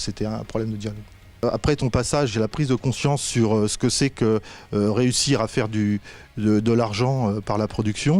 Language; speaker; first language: French; native; French